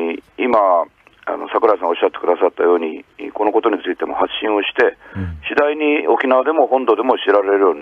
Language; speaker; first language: Japanese; native; Japanese